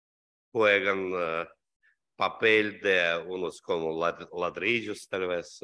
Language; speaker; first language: Spanish; non-native, learner; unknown